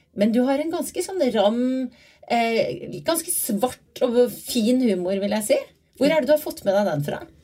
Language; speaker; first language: Norwegian; native; Norwegian